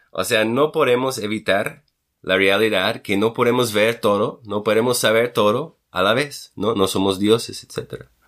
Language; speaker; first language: Spanish; non-native, fluent; English